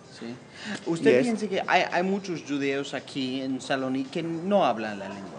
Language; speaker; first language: Spanish; non-native, learner; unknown